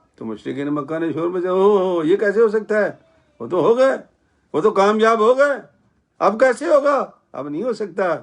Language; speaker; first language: Urdu; non-native, local second language; Punjabi